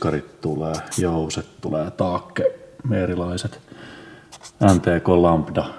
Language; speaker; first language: Finnish; native; Finnish